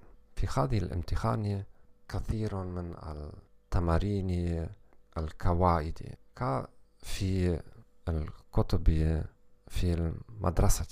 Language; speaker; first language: Arabic; non-native, learner; German